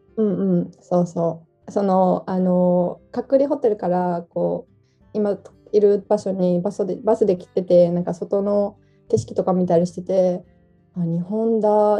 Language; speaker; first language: Japanese; non-native, fluent; Georgian